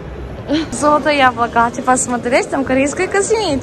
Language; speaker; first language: Russian; non-native, learner; Korean